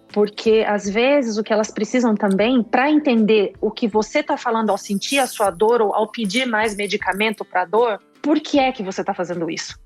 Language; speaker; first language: Portuguese; native; Portuguese